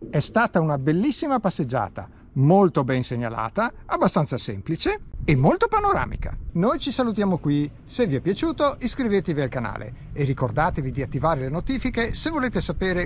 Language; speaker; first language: Italian; native; Italian